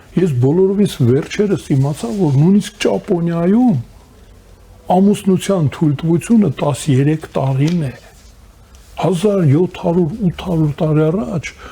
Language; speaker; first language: Armenian; native; Armenian